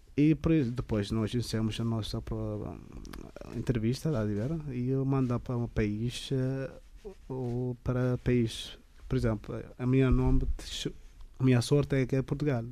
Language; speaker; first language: Portuguese; non-native, learner; Tigrinya